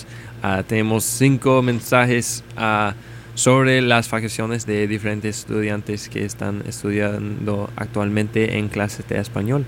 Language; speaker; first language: Spanish; non-native, learner; English